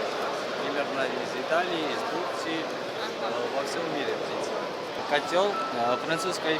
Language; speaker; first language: Russian; non-native, fluent; Georgian